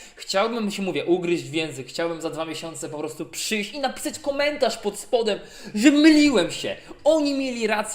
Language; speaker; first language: Polish; native; Polish